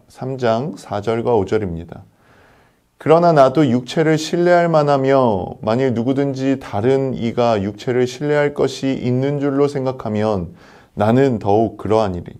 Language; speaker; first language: Korean; native; Korean